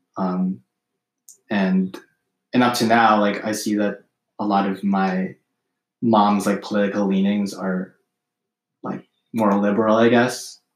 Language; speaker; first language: English; early bilingual, other home language; Filipino